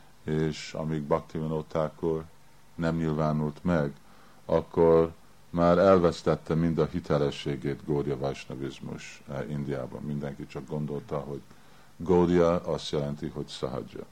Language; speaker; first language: Hungarian; early bilingual, heritage; Hungarian